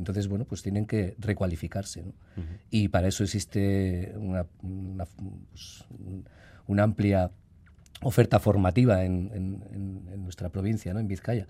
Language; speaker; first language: Spanish; native; Spanish